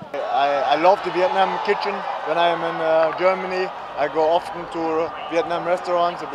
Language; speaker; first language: English; non-native, fluent; German